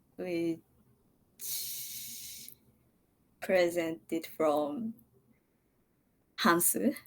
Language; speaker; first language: English; non-native, learner; Japanese